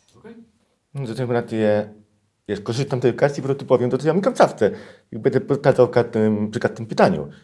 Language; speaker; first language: Polish; native; Polish